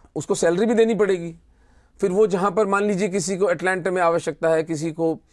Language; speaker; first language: Hindi; native; Hindi